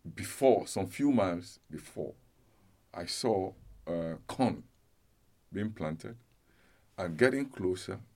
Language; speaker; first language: English; non-native, local second language; Yoruba